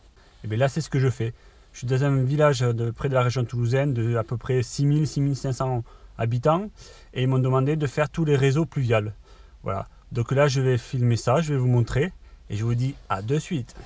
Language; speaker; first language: French; native; French